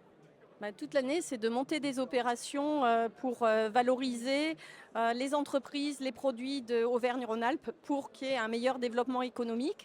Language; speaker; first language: French; native; French